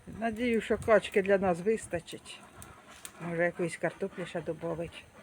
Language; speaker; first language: Ukrainian; native; Ukrainian